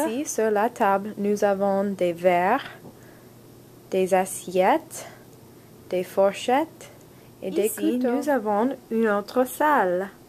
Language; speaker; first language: French; non-native, learner; English